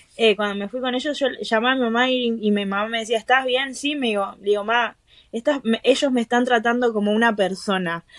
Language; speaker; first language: Spanish; native; Spanish